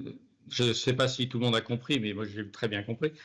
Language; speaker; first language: French; native; French